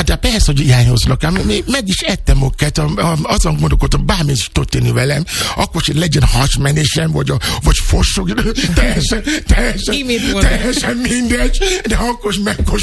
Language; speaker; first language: Hungarian; non-native, fluent; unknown